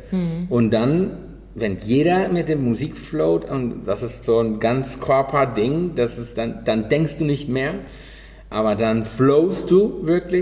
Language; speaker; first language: German; non-native, fluent; Spanish